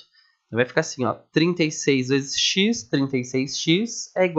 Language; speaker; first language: Portuguese; native; Portuguese